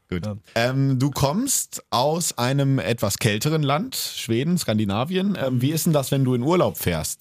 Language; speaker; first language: German; native; German